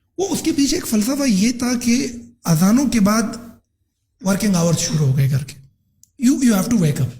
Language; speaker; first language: Urdu; non-native, local second language; Pashto